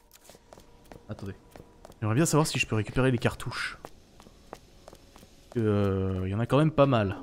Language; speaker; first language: French; native; French